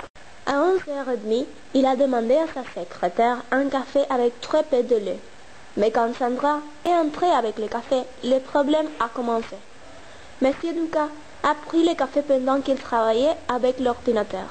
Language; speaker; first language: French; non-native, learner; Spanish